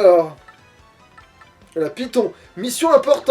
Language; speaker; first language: French; native; French